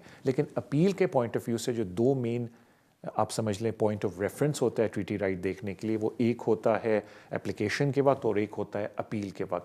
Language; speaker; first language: Urdu; native; Urdu